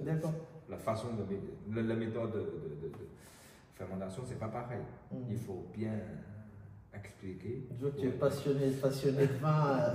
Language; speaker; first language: French; non-native, learner; Chinese